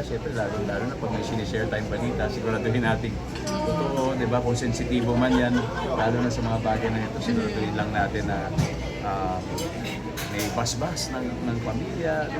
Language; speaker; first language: Filipino; native; Filipino